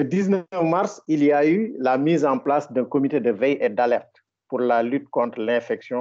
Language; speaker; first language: French; non-native, local second language; Wolof